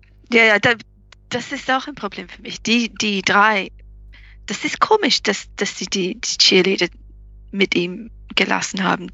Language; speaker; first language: German; non-native, fluent; English